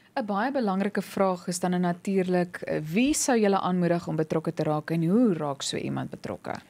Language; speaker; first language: Afrikaans; native; Afrikaans